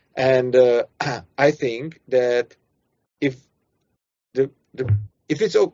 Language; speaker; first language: English; non-native, fluent; Czech